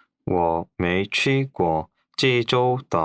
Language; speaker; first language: Chinese; non-native, learner; Korean